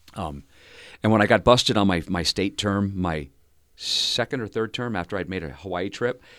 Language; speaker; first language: English; native; English